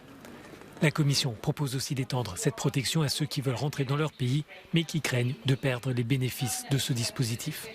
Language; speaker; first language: French; native; French